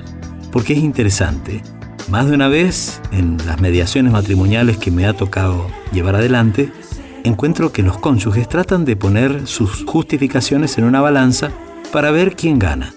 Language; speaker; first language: Spanish; native; Spanish